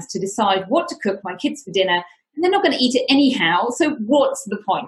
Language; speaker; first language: English; native; English